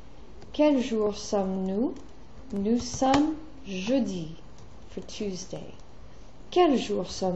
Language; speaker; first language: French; non-native, fluent; English